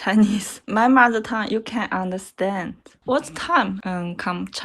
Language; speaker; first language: English; non-native, learner; Chinese